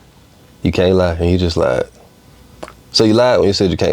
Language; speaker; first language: English; native; English